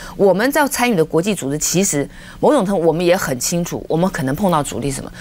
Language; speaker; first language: Chinese; native; Chinese